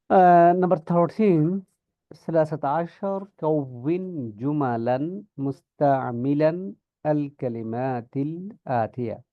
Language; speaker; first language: Arabic; non-native, fluent; Bangla